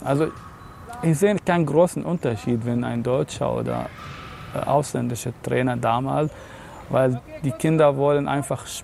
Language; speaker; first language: German; non-native, fluent; Arabic